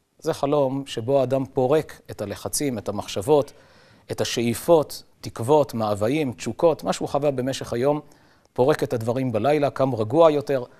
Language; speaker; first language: Hebrew; native; Hebrew